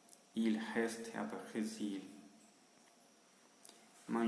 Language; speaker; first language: French; non-native, learner; Spanish